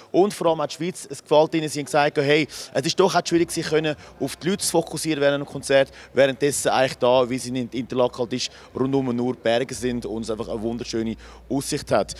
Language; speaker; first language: German; native; German